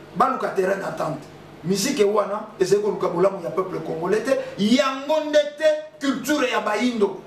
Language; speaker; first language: Lingala; non-native, local second language; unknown